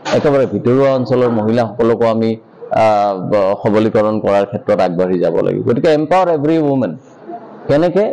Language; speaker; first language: Assamese; native; Assamese